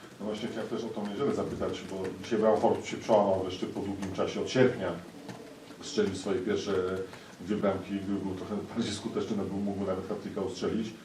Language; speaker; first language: Polish; native; Polish